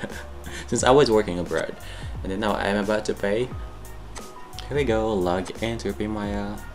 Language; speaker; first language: English; non-native, local second language; Pampanga